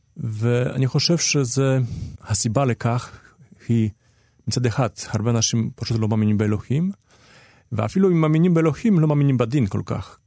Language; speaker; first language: Hebrew; non-native, fluent; Polish